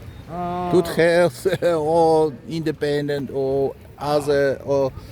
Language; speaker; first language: English; non-native, learner; Kazakh